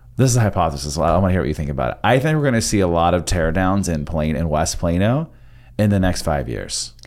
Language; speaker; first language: English; native; English